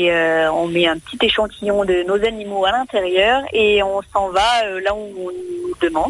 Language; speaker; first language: French; native; French